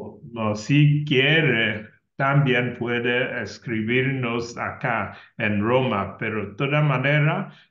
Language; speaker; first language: Spanish; non-native, learner; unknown